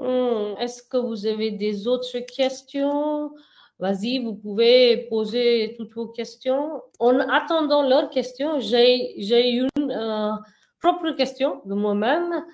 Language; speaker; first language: French; non-native, fluent; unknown